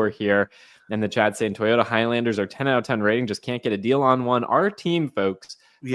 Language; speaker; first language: English; native; English